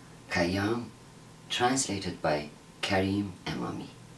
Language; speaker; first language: English; non-native, fluent; Persian